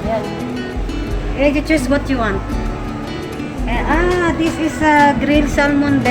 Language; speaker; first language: English; non-native, learner; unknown